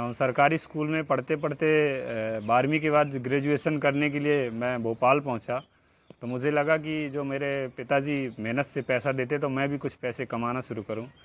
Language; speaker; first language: Hindi; native; Hindi